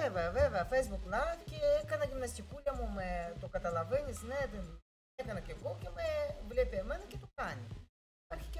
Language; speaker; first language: Greek; non-native, learner; Russian